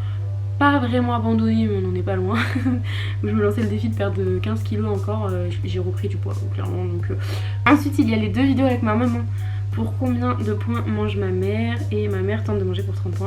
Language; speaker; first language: French; native; French